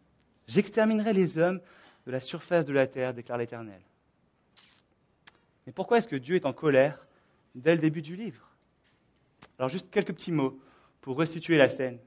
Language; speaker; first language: French; native; French